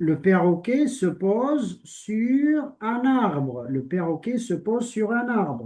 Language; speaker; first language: French; non-native, local second language; Arabic